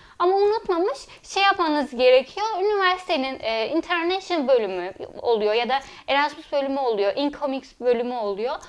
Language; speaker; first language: Turkish; early bilingual, heritage; Turkish